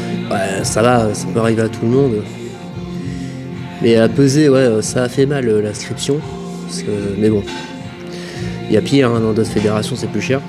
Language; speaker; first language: French; native; French